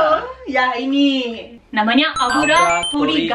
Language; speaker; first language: Indonesian; non-native, fluent; Japanese